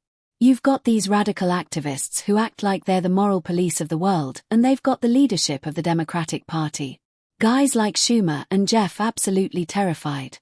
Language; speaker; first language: English; native; English